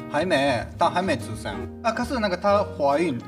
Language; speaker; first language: Chinese; non-native, learner; Japanese